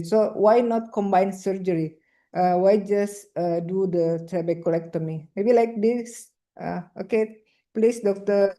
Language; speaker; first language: English; non-native, fluent; Indonesian